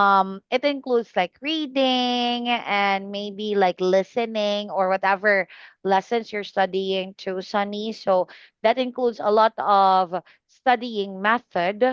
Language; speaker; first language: English; non-native, fluent; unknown